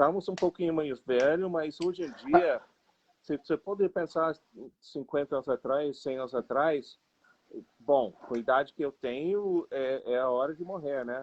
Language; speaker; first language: Portuguese; non-native, fluent; English